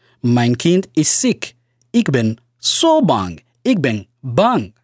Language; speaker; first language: Dutch; non-native, learner; Somali